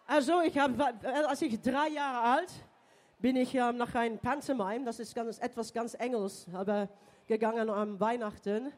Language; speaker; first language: German; non-native, learner; English